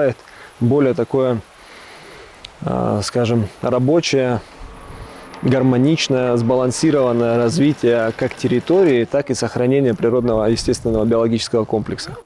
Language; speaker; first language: Russian; native; Russian